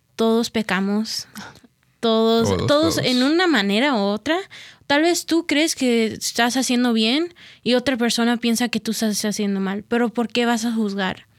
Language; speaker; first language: Spanish; early bilingual, heritage; Spanish